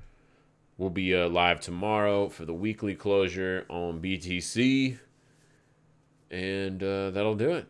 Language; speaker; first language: English; native; English